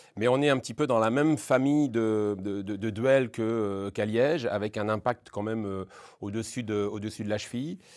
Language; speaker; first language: French; native; French